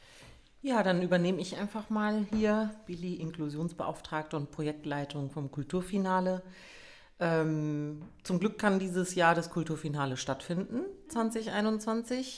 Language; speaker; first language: German; native; German